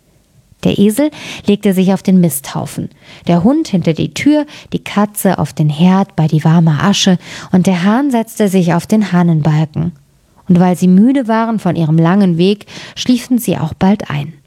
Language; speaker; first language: German; native; German